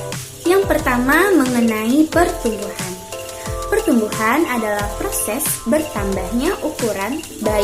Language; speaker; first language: Indonesian; non-native, local second language; Banjar